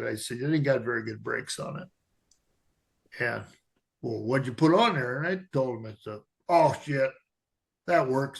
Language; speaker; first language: English; native; English